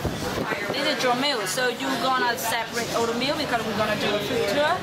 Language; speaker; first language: English; non-native, learner; Vietnamese